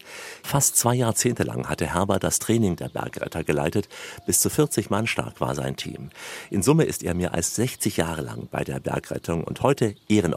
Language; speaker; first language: German; native; German